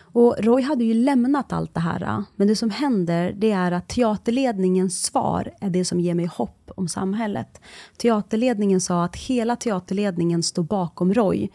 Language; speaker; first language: Swedish; early bilingual, other home language; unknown